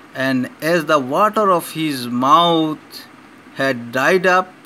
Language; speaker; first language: English; non-native, local second language; Sylheti